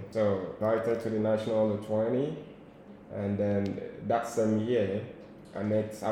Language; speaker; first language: English; non-native, local second language; Igbo